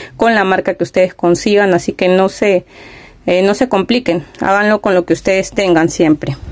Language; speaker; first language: Spanish; native; Spanish